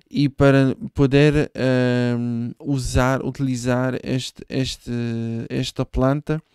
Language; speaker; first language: Portuguese; non-native, fluent; Hebrew